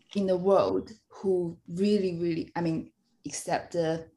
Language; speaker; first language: English; non-native, fluent; Chinese